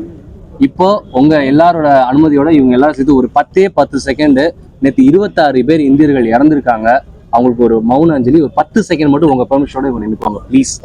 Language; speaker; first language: Tamil; native; Tamil